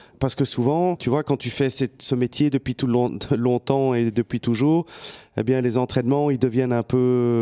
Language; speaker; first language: French; native; French